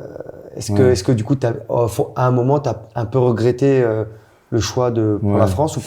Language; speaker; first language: French; native; French